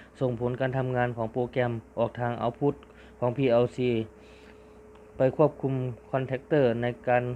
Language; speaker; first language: Thai; native; Thai